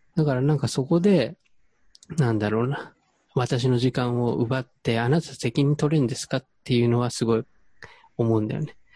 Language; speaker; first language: Japanese; native; Japanese